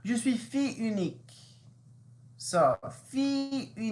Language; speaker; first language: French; non-native, fluent; English